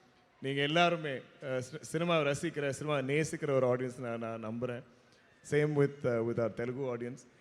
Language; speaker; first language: Tamil; non-native, local second language; Malayalam